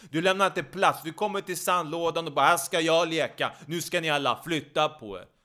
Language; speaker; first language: Swedish; non-native, fluent; Turkish